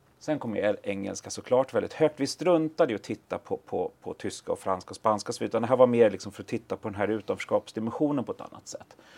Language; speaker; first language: Swedish; native; Swedish